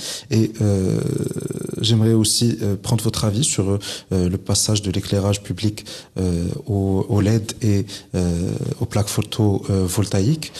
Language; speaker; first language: French; non-native, local second language; Arabic